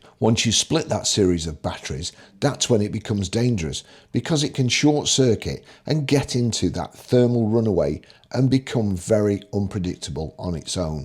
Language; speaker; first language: English; native; English